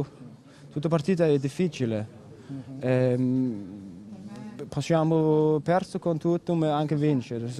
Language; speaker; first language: Italian; non-native, learner; Danish